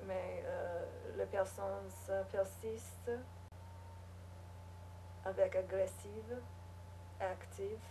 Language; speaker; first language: French; non-native, learner; English